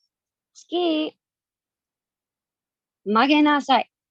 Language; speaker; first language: Japanese; non-native, learner; English